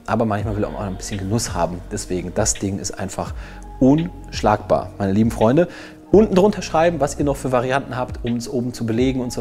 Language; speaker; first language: German; native; German